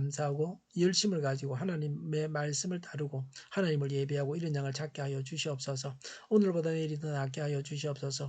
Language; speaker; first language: Korean; native; Korean